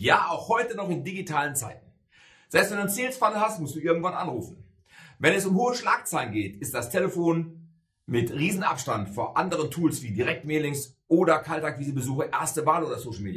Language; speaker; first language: German; native; German